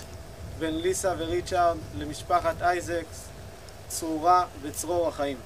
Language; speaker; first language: Hebrew; native; Hebrew